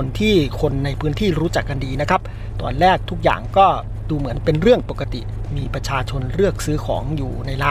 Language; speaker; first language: Thai; native; Thai